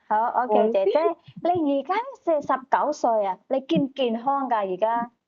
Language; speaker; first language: Cantonese; native; Cantonese